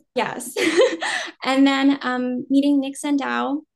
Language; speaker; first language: English; early bilingual, other home language; Vietnamese